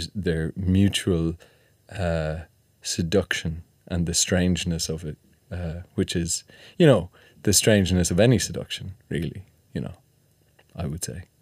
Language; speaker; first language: English; native; English